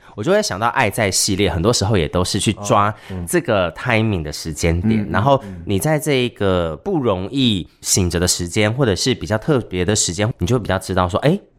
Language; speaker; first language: Chinese; native; Chinese